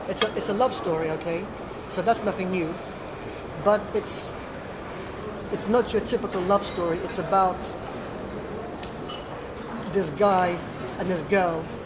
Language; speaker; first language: English; early bilingual, other home language; Russian